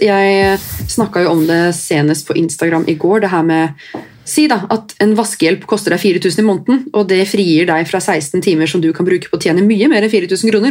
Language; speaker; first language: Norwegian; native; Norwegian